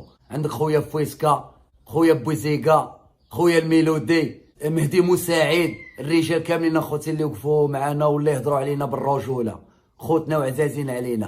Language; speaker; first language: Arabic; native; Arabic